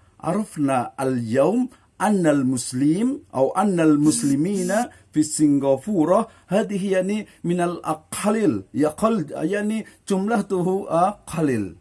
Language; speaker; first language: Arabic; non-native, fluent; Indonesian